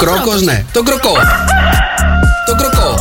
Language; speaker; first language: Greek; native; Greek